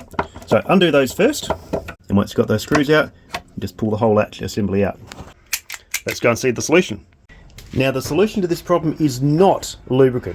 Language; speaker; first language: English; native; English